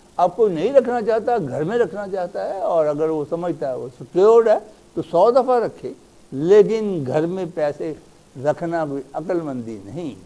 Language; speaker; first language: Urdu; native; Urdu